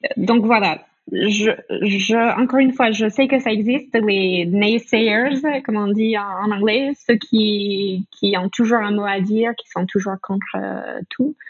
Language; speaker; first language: French; non-native, fluent; English